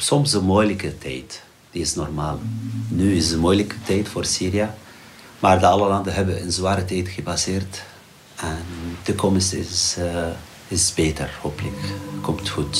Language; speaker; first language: Dutch; non-native, learner; Arabic